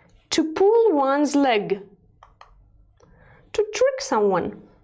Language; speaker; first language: English; non-native, fluent; Russian